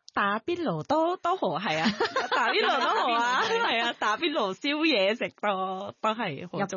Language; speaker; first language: Cantonese; non-native, learner; Thai